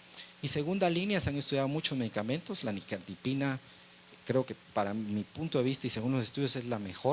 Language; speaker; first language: Spanish; native; Spanish